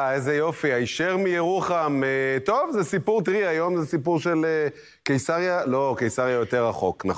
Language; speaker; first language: Hebrew; native; Hebrew